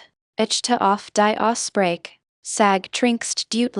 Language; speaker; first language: German; non-native, fluent; English